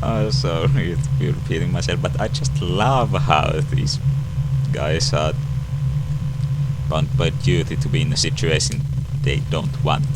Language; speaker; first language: English; native; English